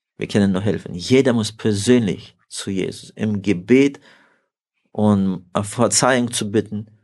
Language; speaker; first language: German; early bilingual, heritage; Russian